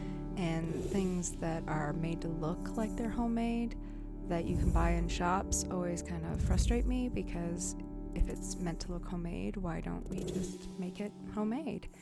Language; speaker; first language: English; native; English